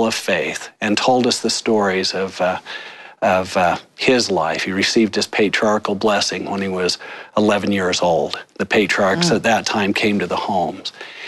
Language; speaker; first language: English; native; English